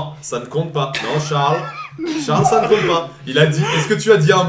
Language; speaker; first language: French; native; French